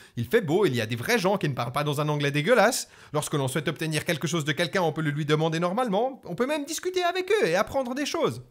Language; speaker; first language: French; native; French